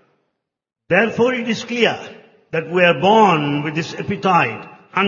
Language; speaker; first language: English; non-native, local second language; Telugu